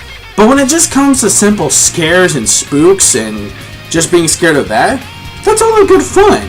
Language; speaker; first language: English; native; English